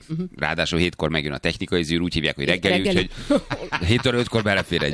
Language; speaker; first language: Hungarian; native; Hungarian